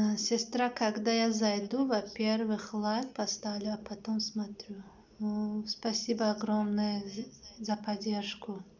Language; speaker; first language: Russian; non-native, learner; Tajik